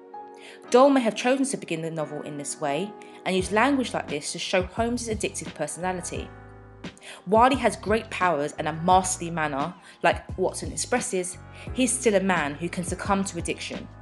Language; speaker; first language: English; native; English